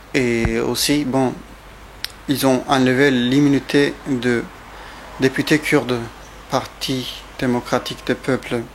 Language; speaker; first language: French; non-native, fluent; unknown